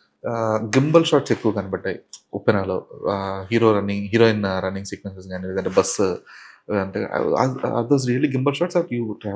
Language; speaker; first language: Telugu; native; Telugu